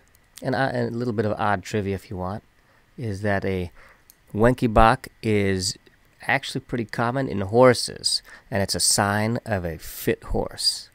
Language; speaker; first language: English; native; English